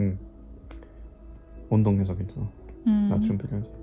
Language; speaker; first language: Korean; non-native, fluent; German